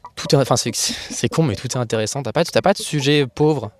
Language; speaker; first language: French; native; French